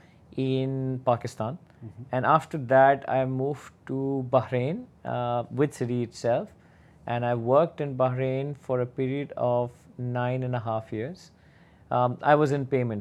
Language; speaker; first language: English; non-native, local second language; Urdu